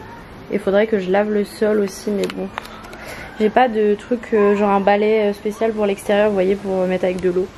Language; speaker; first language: French; native; French